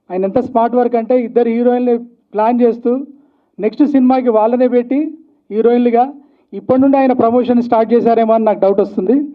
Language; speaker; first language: Telugu; native; Telugu